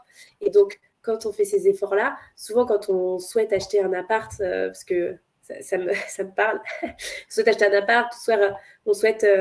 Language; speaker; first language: French; native; French